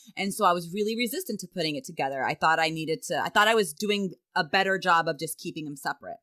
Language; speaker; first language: English; native; English